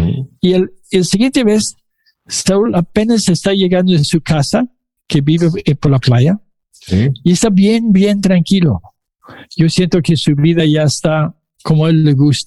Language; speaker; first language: Spanish; non-native, fluent; English